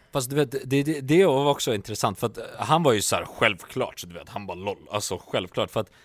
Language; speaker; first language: Swedish; early bilingual, other home language; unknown